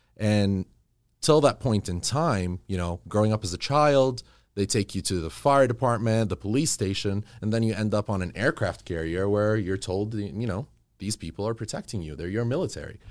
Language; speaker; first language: English; early bilingual, other home language; Arabic